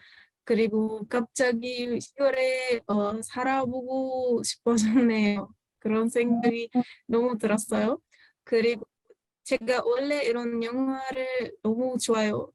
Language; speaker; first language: Korean; non-native, fluent; Arabic